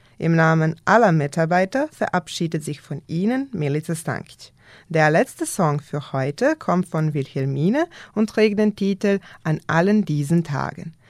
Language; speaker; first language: German; non-native, fluent; Serbian